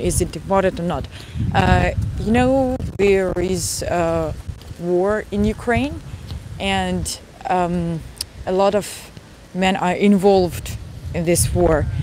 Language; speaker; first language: English; non-native, fluent; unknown